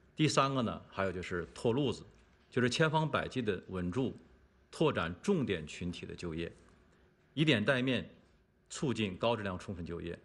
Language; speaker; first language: Chinese; native; Chinese